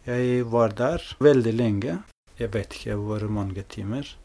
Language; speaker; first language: Norwegian; non-native, fluent; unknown